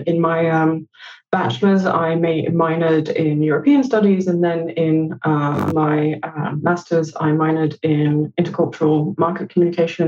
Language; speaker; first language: English; non-native, fluent; Danish